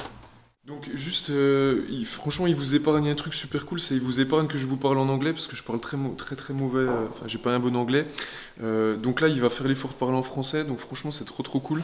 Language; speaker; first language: French; native; French